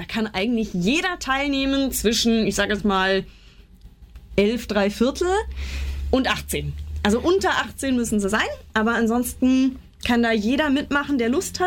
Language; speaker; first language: German; native; German